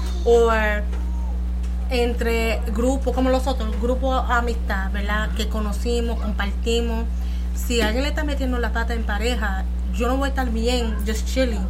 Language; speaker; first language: Spanish; early bilingual, other home language; English